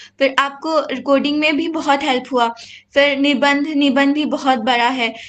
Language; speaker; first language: Hindi; non-native, local second language; Assamese